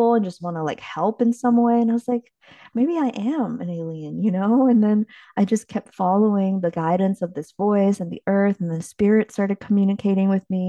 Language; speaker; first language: English; early bilingual, other home language; Chinese